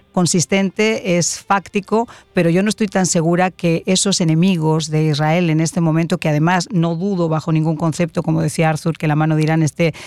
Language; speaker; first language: Spanish; native; Spanish